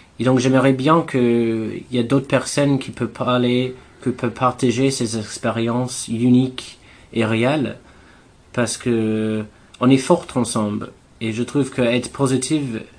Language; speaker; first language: French; non-native, learner; English